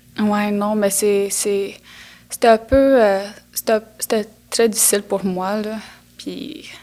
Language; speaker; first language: French; non-native, local second language; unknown